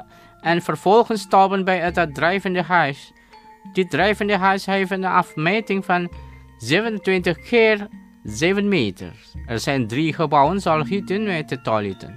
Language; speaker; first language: Dutch; non-native, fluent; Indonesian